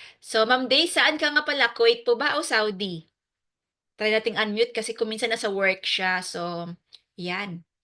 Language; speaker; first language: Filipino; native; Filipino